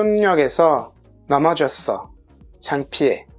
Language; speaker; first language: Korean; non-native, fluent; French